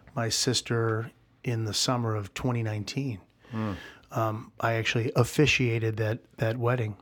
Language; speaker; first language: English; native; English